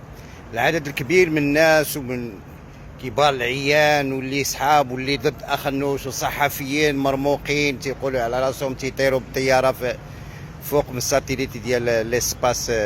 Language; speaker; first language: Arabic; native; Arabic